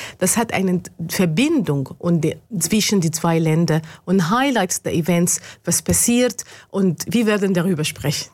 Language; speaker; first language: German; non-native, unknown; Arabic